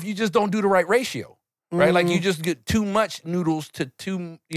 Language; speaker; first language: English; native; English